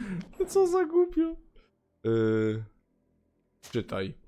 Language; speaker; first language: Polish; native; Polish